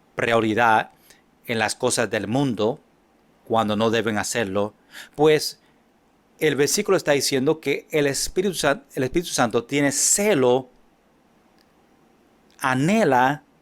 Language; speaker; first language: Spanish; non-native, fluent; English